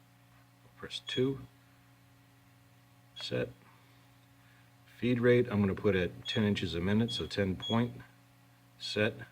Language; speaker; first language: English; native; English